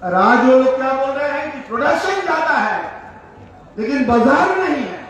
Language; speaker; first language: Hindi; non-native, local second language; Bangla